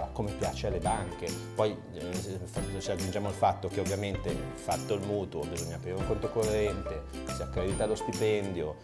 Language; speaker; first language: Italian; native; Italian